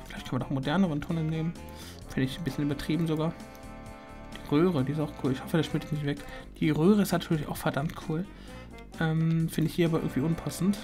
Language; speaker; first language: German; native; German